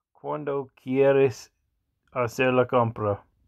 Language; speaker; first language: Spanish; non-native, learner; English